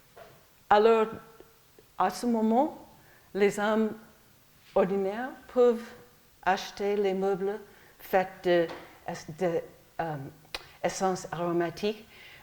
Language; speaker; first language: French; non-native, fluent; English